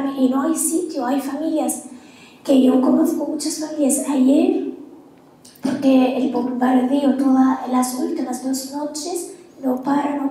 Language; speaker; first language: Spanish; non-native, fluent; Arabic